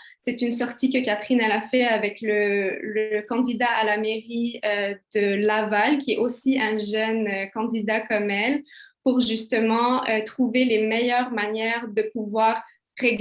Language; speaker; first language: French; early bilingual, other home language; Kabyle